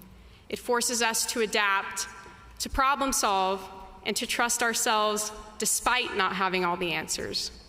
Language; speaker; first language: English; native; English